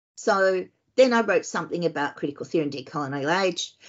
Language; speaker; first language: English; native; English